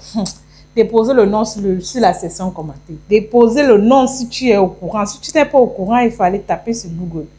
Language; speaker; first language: French; non-native, local second language; English